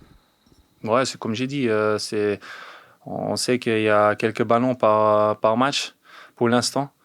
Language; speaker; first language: French; non-native, fluent; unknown